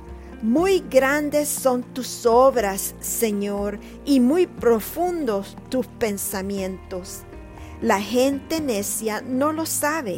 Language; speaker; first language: Spanish; native; Spanish